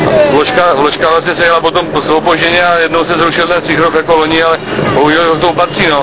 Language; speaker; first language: Czech; native; Czech